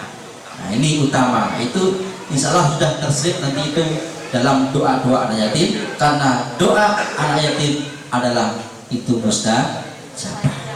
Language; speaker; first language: Indonesian; native; Indonesian